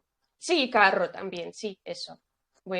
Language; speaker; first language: Spanish; non-native, fluent; Russian